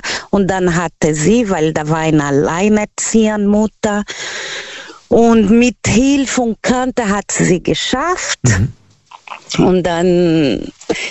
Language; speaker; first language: German; non-native, learner; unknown